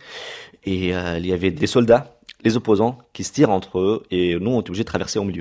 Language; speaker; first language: French; non-native, fluent; Arabic